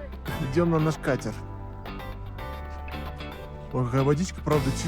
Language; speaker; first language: Russian; native; Russian